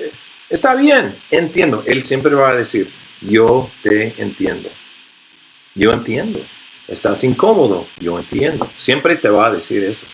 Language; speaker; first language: Spanish; non-native, fluent; English